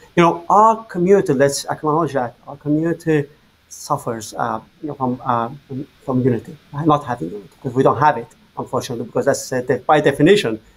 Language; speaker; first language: English; non-native, fluent; Azerbaijani